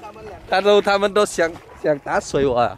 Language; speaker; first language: Chinese; non-native, learner; Vietnamese